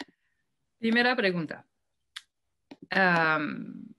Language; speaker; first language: Spanish; non-native, fluent; French